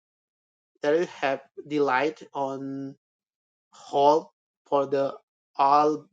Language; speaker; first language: English; non-native, learner; Indonesian